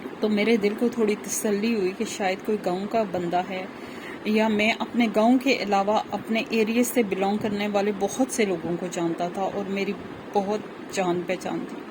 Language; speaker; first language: Urdu; non-native, local second language; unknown